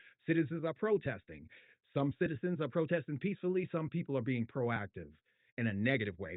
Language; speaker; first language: English; native; English